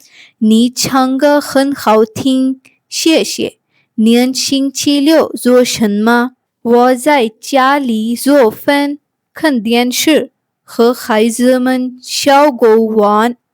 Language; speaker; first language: Chinese; non-native, fluent; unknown